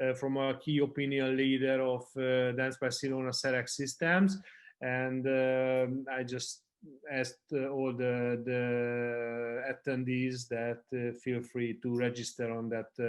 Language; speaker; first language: English; non-native, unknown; Hungarian